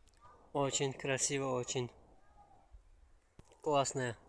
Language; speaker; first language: Russian; non-native, local second language; Tajik